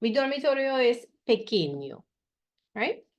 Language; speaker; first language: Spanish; non-native, fluent; English